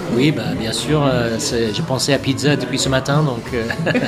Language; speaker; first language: French; non-native, fluent; English